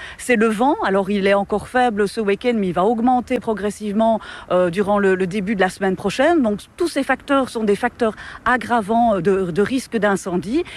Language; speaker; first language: French; native; French